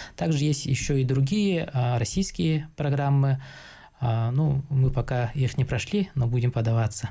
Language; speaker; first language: Russian; non-native, local second language; Yakut